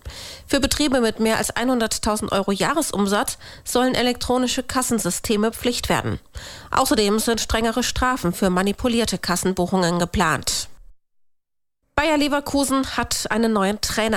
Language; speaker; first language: German; native; German